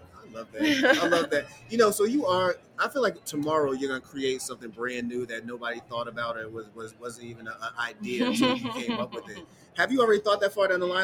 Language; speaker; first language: English; native; English